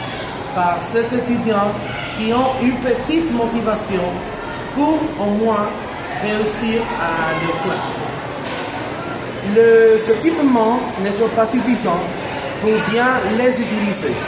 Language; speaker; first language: French; non-native, fluent; Spanish